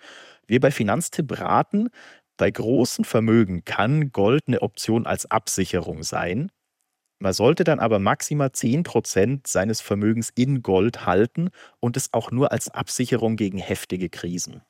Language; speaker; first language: German; native; German